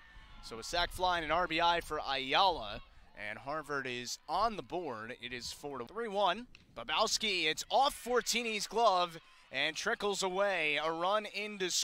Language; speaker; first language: English; native; English